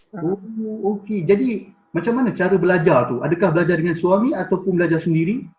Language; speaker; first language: Malay; native; Malay